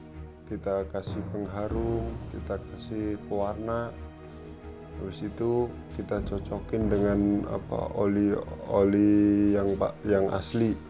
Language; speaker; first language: Indonesian; native; Indonesian